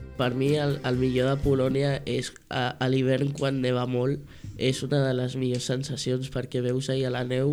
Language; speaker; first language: Catalan; early bilingual, heritage; Catalan